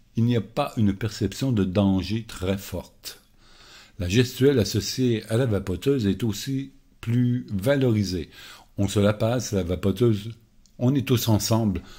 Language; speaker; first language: French; native; French